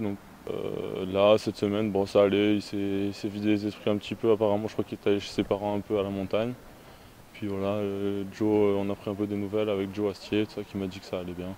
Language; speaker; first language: French; native; French